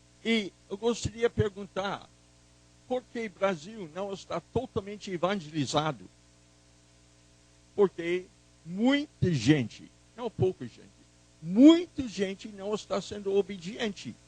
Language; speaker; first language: Portuguese; non-native, fluent; English